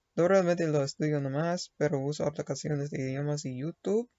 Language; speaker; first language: Spanish; non-native, learner; English